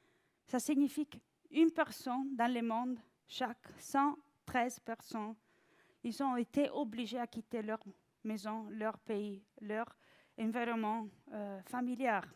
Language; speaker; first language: French; non-native, fluent; Italian